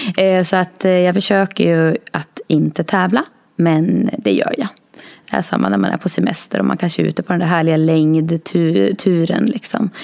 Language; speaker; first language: Swedish; native; Swedish